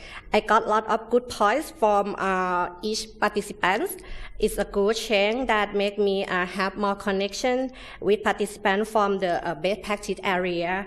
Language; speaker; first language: English; non-native, learner; Thai